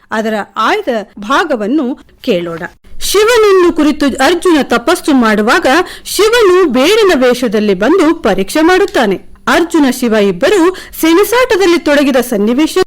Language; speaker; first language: Kannada; native; Kannada